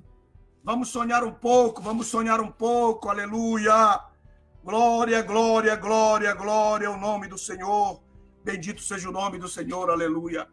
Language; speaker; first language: Portuguese; native; Portuguese